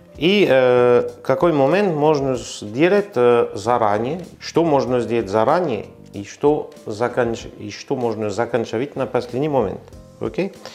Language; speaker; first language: Russian; non-native, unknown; French